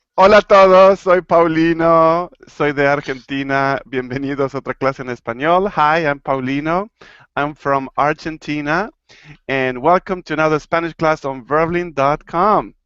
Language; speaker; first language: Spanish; native; Spanish